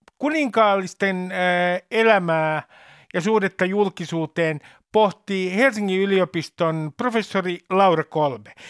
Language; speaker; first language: Finnish; native; Finnish